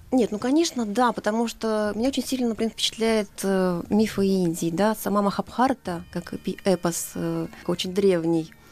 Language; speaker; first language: Russian; native; Russian